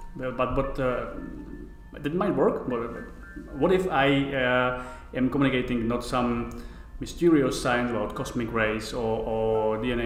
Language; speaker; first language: English; non-native, fluent; Czech